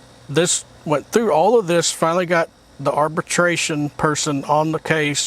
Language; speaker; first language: English; native; English